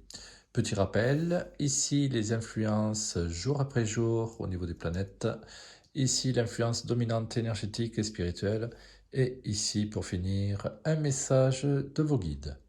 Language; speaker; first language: French; native; French